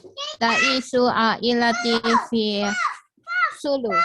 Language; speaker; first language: Arabic; non-native, learner; Indonesian